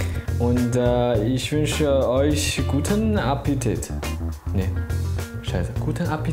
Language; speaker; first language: German; non-native, fluent; Chinese